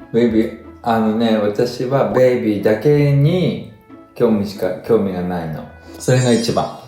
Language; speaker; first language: Japanese; native; Japanese